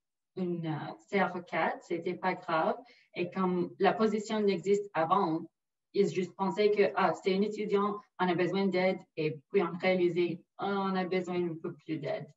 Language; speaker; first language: French; non-native, local second language; English